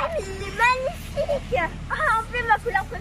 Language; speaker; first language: French; native; French